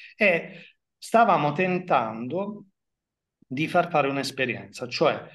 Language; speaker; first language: Italian; native; Italian